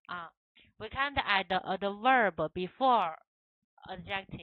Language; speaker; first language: English; non-native, learner; Chinese